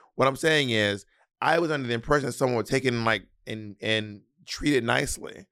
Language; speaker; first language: English; native; English